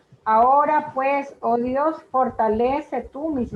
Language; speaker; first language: Spanish; native; Spanish